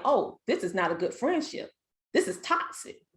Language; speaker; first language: English; native; English